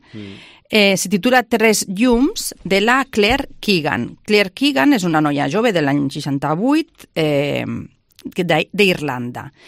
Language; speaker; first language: Catalan; native; Catalan